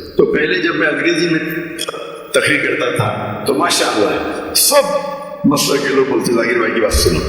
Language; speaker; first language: Urdu; non-native, local second language; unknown